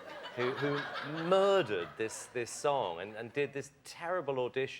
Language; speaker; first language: English; native; English